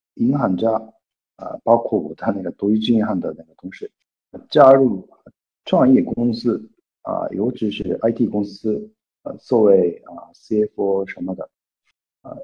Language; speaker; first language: Chinese; non-native, fluent; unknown